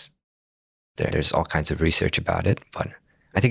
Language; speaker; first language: English; non-native, fluent; Arabic